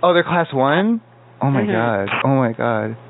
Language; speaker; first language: English; native; English